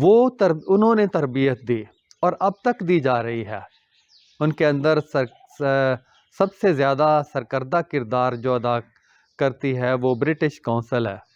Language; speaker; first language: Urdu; non-native, local second language; Punjabi